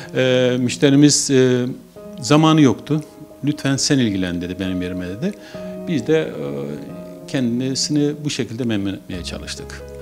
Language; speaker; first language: Turkish; native; Turkish